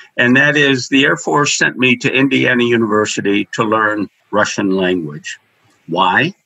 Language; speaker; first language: English; native; English